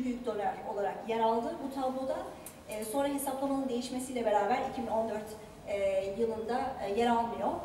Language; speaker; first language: Turkish; native; Turkish